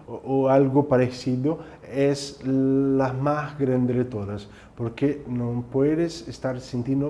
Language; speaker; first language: Spanish; non-native, fluent; Portuguese